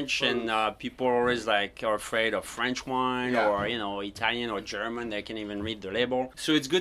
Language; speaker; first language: English; non-native, fluent; French